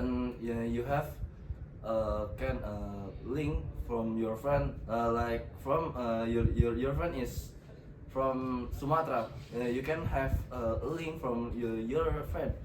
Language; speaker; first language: English; non-native, learner; Indonesian